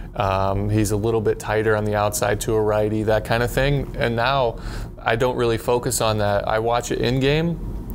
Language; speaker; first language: English; native; English